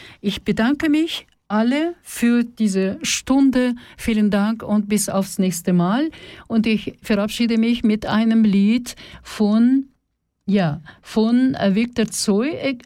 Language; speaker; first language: German; non-native, fluent; Russian